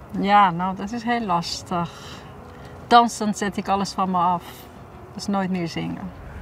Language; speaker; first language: Dutch; non-native, fluent; Persian